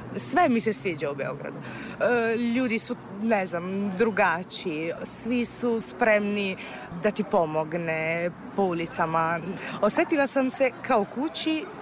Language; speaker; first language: Serbian; non-native, fluent; Italian